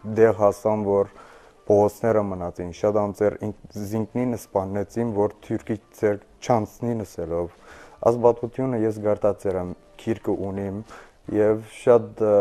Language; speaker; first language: Armenian; early bilingual, heritage; Armenian